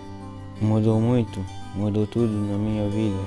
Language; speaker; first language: Portuguese; non-native, learner; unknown